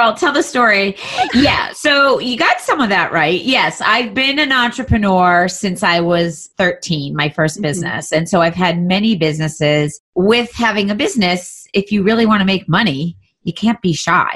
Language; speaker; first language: English; native; English